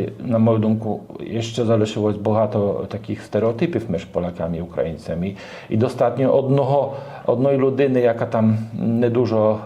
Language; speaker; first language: Ukrainian; non-native, learner; Polish